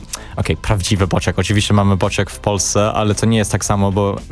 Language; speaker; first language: Polish; non-native, learner; English